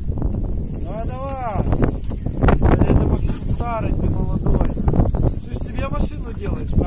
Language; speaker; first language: Russian; native; Russian